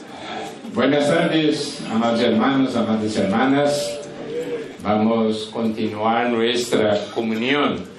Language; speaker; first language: Spanish; non-native, fluent; Portuguese